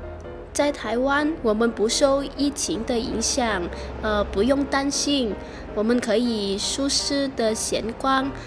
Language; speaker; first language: Chinese; non-native, learner; Vietnamese